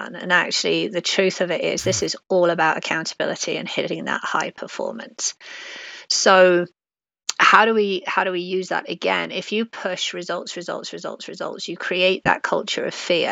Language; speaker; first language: English; native; English